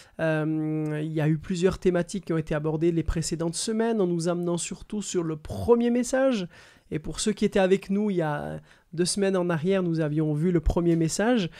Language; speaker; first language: French; native; French